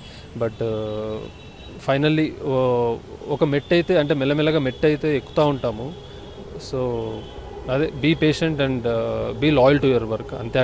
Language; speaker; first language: Telugu; native; Telugu